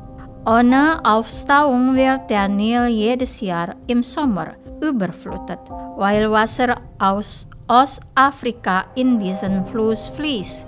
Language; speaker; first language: German; non-native, fluent; Indonesian